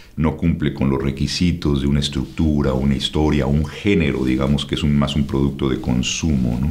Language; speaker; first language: Spanish; native; Spanish